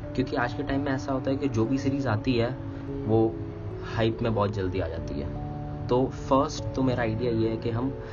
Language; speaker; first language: Hindi; native; Hindi